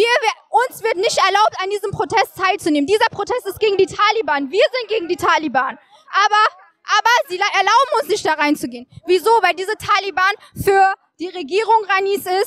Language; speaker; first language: German; early bilingual, other home language; Persian